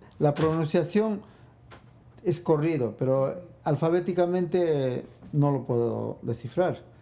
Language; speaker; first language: Spanish; non-native, local second language; Quechua